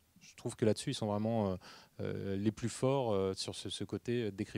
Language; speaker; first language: French; native; French